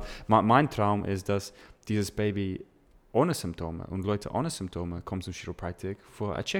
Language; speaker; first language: German; non-native, learner; English